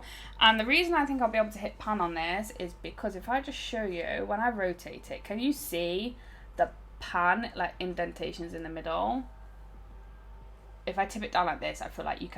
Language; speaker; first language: English; native; English